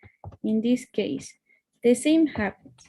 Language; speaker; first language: English; non-native, fluent; Spanish